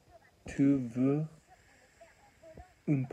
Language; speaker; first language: French; non-native, learner; English